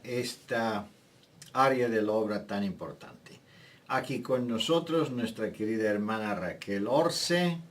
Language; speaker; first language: Spanish; non-native, fluent; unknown